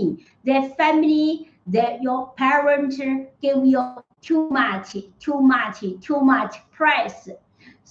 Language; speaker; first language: English; non-native, learner; Chinese